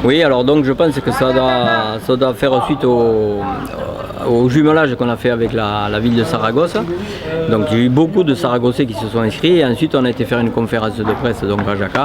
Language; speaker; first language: French; native; French